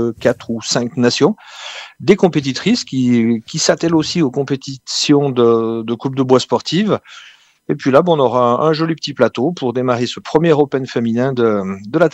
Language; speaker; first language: French; native; French